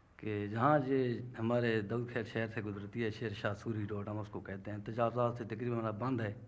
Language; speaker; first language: Urdu; non-native, local second language; Punjabi